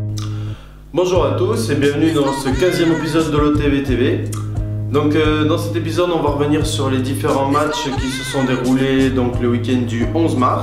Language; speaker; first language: French; native; French